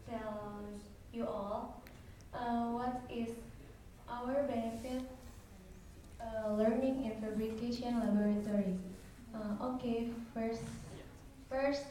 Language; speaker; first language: English; non-native, learner; Indonesian